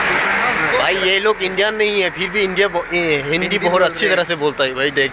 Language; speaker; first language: Hindi; non-native, local second language; Bangla